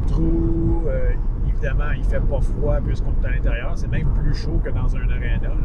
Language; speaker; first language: French; native; French